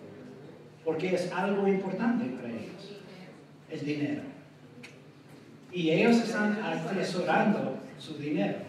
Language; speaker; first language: Spanish; non-native, fluent; English